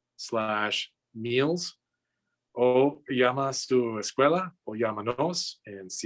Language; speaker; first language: Spanish; non-native, learner; English